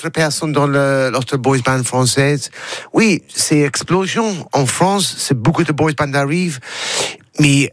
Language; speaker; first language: French; non-native, learner; English